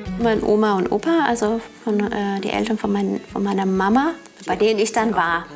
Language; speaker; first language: German; early bilingual, other home language; Turkish